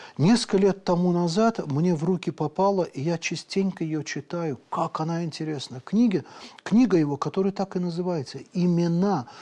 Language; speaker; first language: Russian; native; Russian